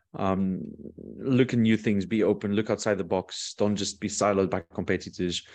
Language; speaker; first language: English; non-native, fluent; Portuguese